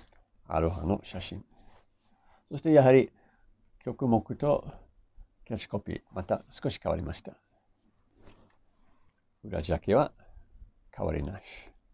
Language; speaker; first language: Japanese; non-native, fluent; English